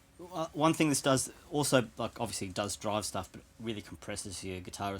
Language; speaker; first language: English; native; English